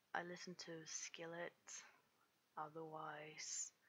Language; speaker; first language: English; non-native, fluent; Swedish